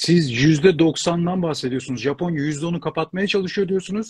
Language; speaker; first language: Turkish; native; Turkish